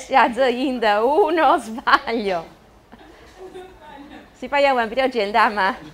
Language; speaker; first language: Chinese; non-native, fluent; Italian